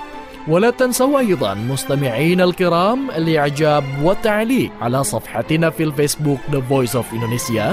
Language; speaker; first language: Arabic; non-native, fluent; Indonesian